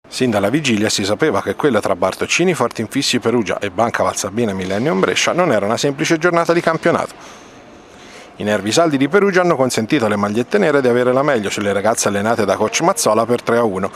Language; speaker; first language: Italian; native; Italian